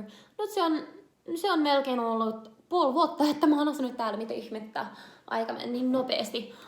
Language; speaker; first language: Finnish; non-native, learner; English